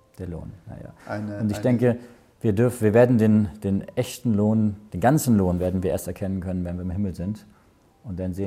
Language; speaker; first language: German; native; German